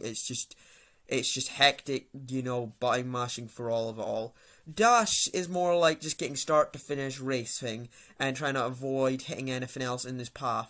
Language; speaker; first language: English; native; English